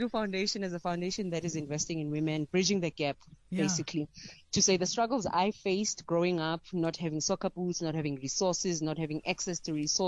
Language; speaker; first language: English; non-native, local second language; Zulu